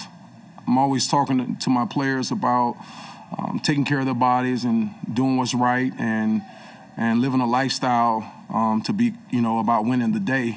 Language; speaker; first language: English; native; English